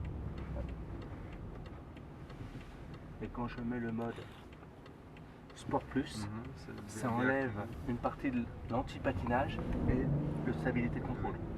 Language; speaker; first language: French; native; French